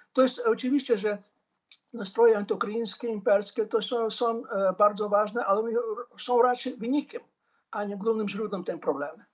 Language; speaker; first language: Polish; non-native, fluent; Ukrainian